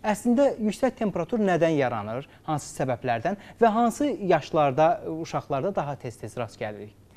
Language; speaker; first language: Azerbaijani; native; Azerbaijani